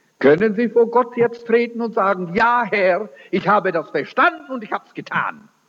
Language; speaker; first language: German; early bilingual, heritage; German